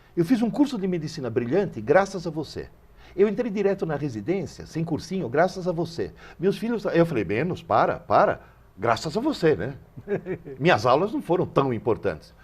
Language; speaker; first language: Portuguese; early bilingual, other home language; Italian